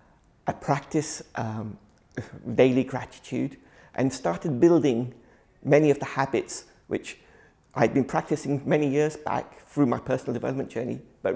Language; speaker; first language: English; early bilingual, other home language; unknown